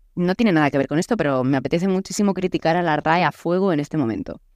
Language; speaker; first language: Spanish; native; Spanish